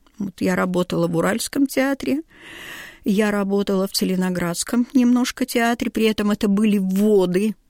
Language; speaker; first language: Russian; native; Russian